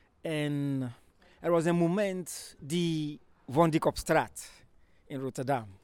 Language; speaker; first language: Dutch; non-native, learner; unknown